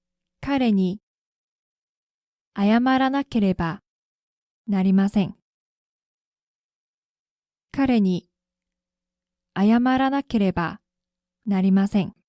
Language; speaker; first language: Japanese; non-native, fluent; Korean